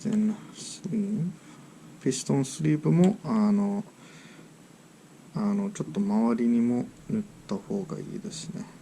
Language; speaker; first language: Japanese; early bilingual, heritage; English